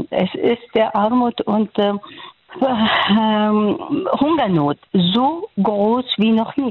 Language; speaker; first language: German; non-native, fluent; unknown